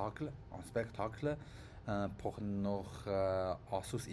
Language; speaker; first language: French; non-native, learner; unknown